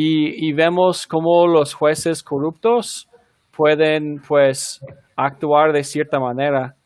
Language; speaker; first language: Spanish; non-native, fluent; English